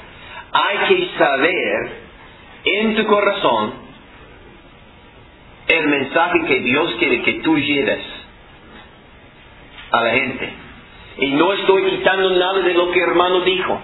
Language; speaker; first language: Spanish; non-native, fluent; English